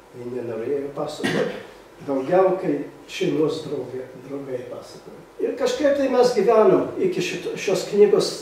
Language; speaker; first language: Lithuanian; early bilingual, other home language; Russian